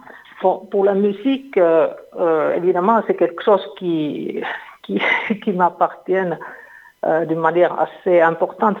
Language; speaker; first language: French; non-native, fluent; Finnish